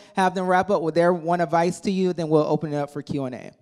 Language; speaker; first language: English; native; English